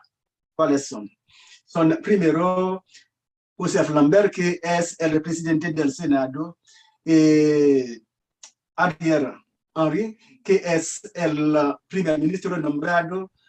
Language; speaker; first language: Spanish; non-native, learner; Haitian Creole